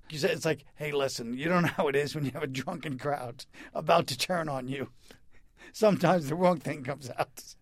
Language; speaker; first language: English; native; English